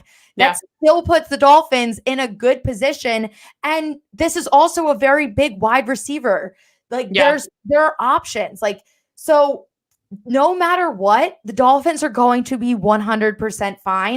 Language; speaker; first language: English; native; English